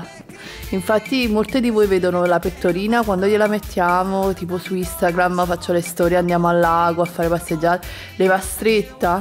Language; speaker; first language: Italian; native; Italian